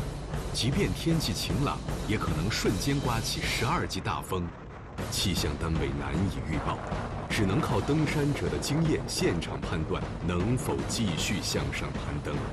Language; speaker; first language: Chinese; native; Chinese